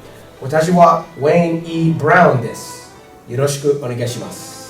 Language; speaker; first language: Japanese; non-native, learner; English